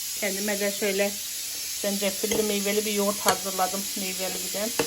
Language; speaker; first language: Turkish; native; Turkish